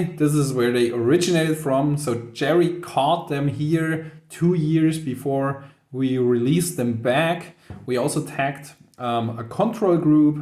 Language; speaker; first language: English; non-native, fluent; German